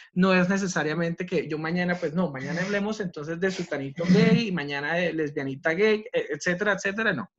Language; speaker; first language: Spanish; native; Spanish